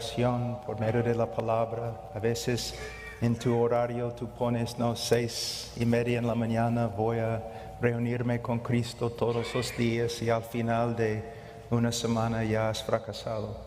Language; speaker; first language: Spanish; non-native, fluent; English